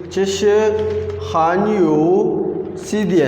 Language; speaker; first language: Chinese; non-native, learner; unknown